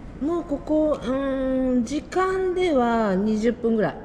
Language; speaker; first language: Japanese; native; Japanese